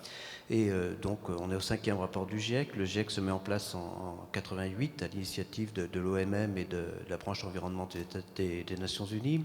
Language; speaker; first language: French; native; French